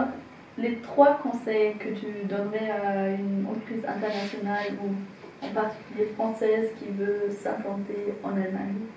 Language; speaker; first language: French; non-native, fluent; German